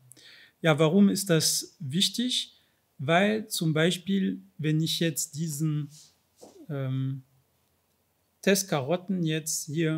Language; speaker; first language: German; non-native, fluent; French